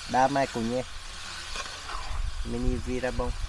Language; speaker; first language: Portuguese; non-native, learner; Vietnamese